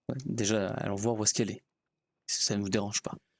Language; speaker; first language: French; native; French